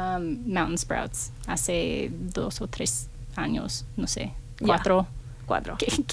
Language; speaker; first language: Spanish; non-native, fluent; English